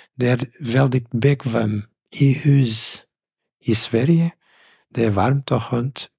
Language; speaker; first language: Swedish; non-native, fluent; Portuguese